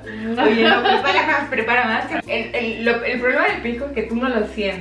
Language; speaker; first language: Spanish; native; Spanish